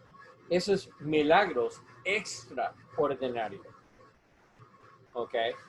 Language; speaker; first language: Spanish; non-native, learner; English